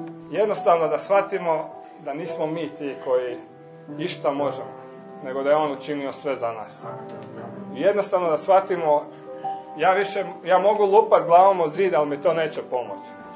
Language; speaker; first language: Serbian; native; Serbian